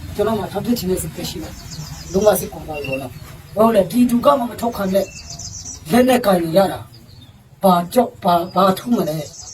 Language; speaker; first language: Burmese; non-native, local second language; Tedim Chin